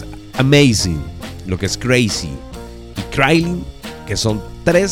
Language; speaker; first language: Spanish; native; Spanish